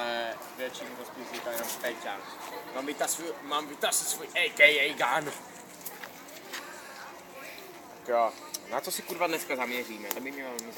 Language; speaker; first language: Czech; native; Czech